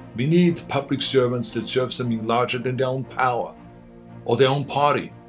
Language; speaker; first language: English; non-native, fluent; German